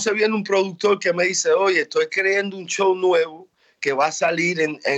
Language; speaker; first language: Spanish; early bilingual, heritage; Spanish